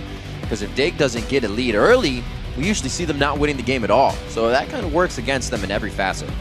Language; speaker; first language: English; native; English